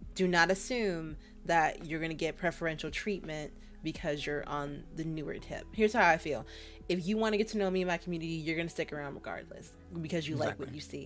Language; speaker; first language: English; native; English